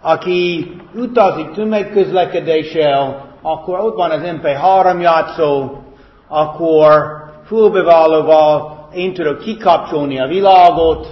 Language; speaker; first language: Hungarian; non-native, fluent; English